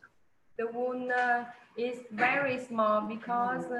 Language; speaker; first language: English; non-native, learner; Vietnamese